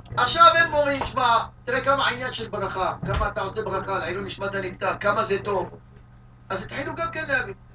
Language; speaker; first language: Hebrew; native; Hebrew